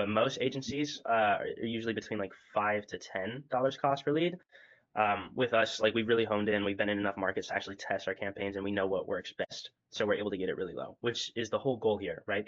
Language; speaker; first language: English; native; English